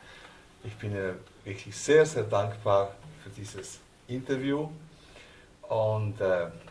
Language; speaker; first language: German; non-native, fluent; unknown